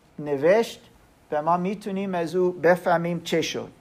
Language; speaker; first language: Persian; non-native, learner; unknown